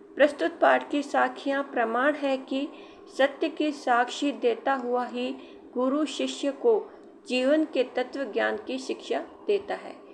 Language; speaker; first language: Hindi; native; Hindi